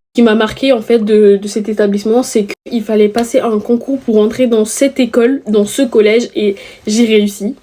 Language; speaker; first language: French; native; French